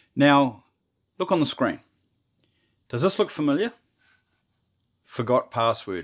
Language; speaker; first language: English; native; English